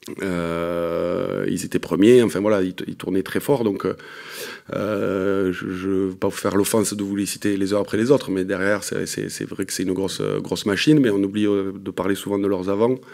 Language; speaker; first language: French; native; French